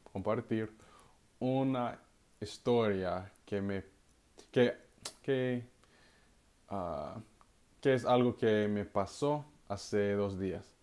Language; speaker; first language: Spanish; non-native, learner; English